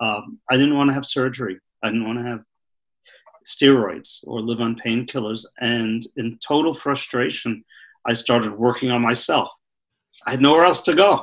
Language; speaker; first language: English; native; English